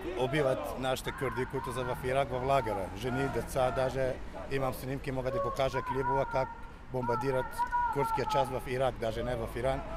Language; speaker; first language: Bulgarian; non-native, learner; Kurdish